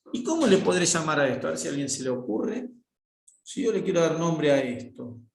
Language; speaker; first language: Spanish; native; Spanish